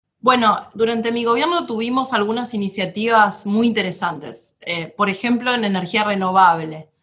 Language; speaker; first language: Spanish; native; Spanish